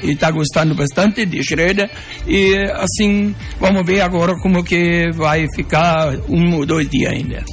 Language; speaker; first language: Portuguese; non-native, local second language; German